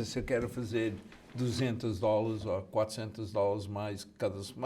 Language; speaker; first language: Portuguese; early bilingual, heritage; Portuguese